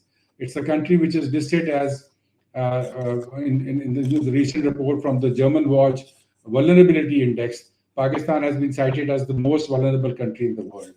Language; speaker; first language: English; non-native, local second language; Urdu